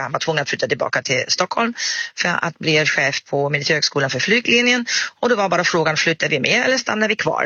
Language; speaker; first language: Swedish; non-native, fluent; German